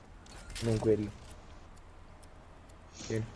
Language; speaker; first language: Italian; native; Italian